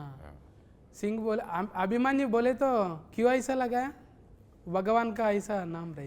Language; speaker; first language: Hindi; non-native, learner; Telugu